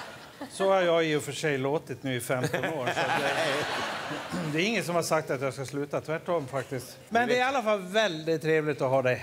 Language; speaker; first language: Swedish; native; Swedish